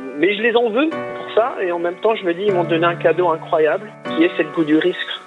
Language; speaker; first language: French; early bilingual, other home language; English